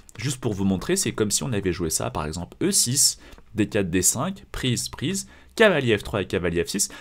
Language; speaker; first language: French; native; French